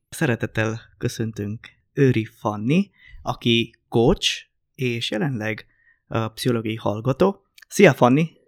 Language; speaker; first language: Hungarian; non-native, fluent; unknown